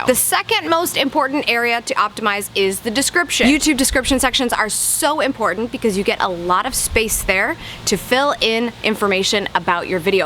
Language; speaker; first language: English; native; English